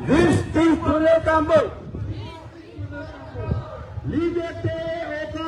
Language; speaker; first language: French; non-native, fluent; Khmer